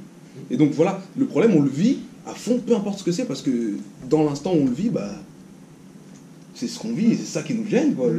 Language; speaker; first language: French; native; French